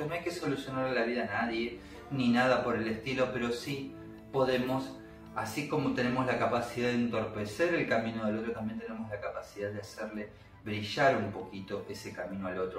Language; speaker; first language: Spanish; native; Spanish